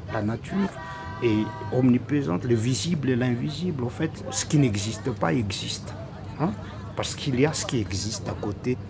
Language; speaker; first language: French; non-native, local second language; Malagasy